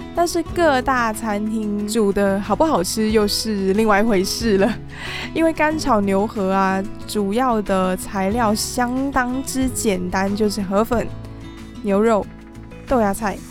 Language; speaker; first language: Chinese; non-native, fluent; Cantonese